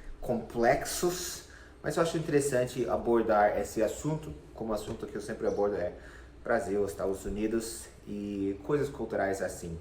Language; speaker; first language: Portuguese; non-native, fluent; English